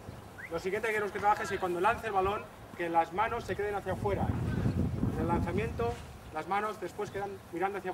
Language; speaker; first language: Spanish; native; Spanish